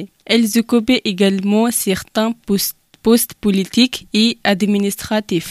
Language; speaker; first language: French; non-native, learner; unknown